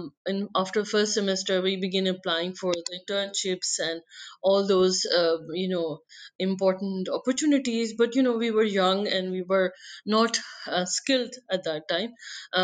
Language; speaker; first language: English; non-native, local second language; Punjabi